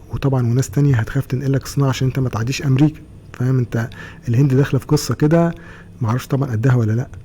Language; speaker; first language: Arabic; native; Arabic